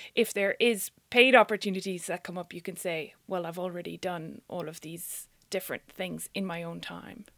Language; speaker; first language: English; native; English